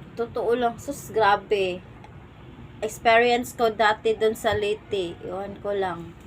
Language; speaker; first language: Filipino; non-native, local second language; Cebuano